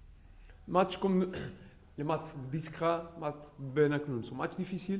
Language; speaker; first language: French; non-native, fluent; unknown